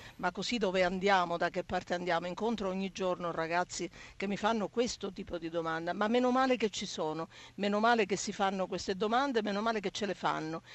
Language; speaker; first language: Italian; native; Italian